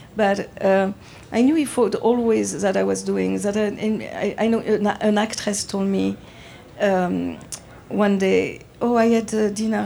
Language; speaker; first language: English; non-native, fluent; French